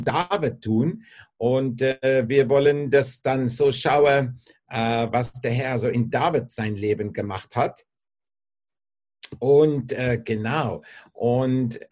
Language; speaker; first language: German; non-native, fluent; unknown